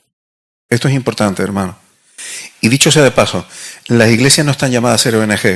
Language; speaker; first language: Spanish; native; Spanish